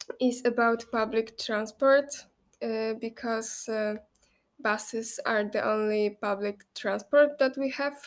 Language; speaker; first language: English; non-native, fluent; Polish